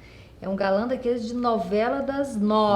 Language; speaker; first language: Portuguese; native; Portuguese